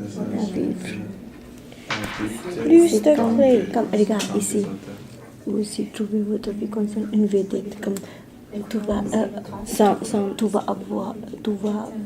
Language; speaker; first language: French; non-native, learner; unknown